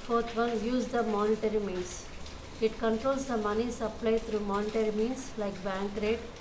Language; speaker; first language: English; non-native, local second language; Telugu